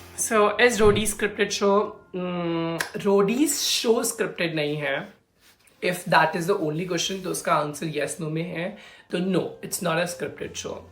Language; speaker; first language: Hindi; native; Hindi